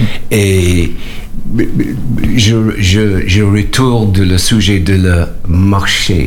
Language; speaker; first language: French; non-native, learner; English